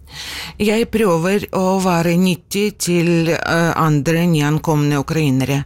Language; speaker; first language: Norwegian; non-native, learner; Ukrainian